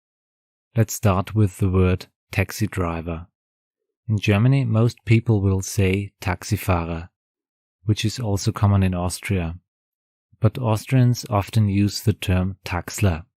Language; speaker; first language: English; non-native, fluent; German